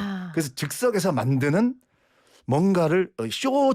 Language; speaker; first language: Korean; native; Korean